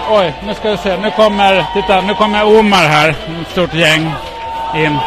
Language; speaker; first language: Swedish; native; Swedish